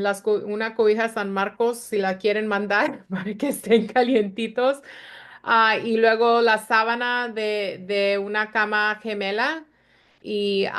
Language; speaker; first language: Spanish; early bilingual, other home language; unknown